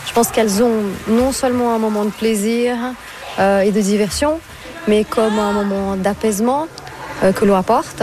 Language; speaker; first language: French; non-native, fluent; Portuguese